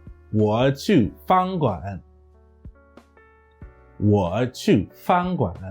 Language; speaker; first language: Chinese; non-native, fluent; English